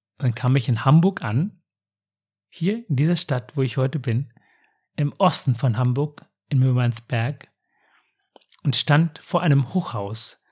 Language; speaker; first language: German; non-native, fluent; Tamil